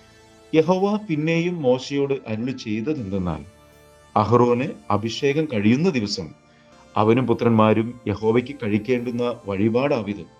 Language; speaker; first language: Malayalam; native; Malayalam